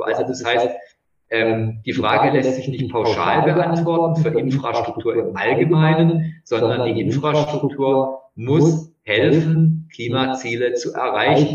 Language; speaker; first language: German; native; German